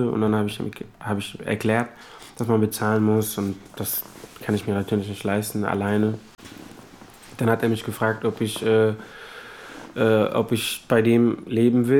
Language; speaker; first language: German; non-native, fluent; Portuguese